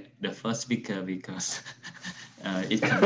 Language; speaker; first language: English; non-native, fluent; Vietnamese